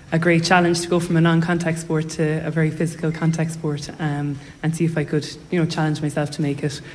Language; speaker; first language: English; native; English